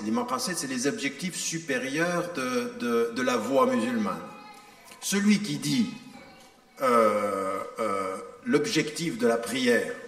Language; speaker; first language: French; native; French